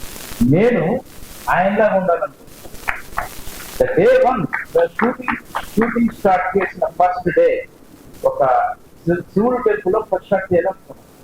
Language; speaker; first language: Telugu; native; Telugu